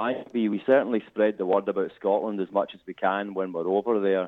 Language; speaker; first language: English; native; English